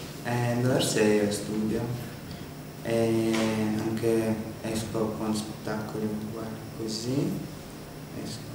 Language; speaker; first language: Italian; non-native, learner; Russian